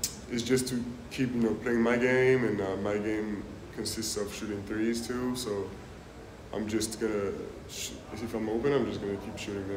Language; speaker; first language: English; non-native, fluent; French